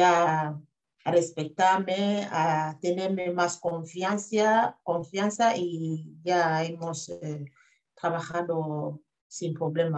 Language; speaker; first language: Spanish; non-native, fluent; French